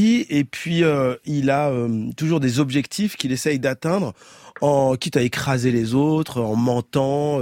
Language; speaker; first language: French; native; French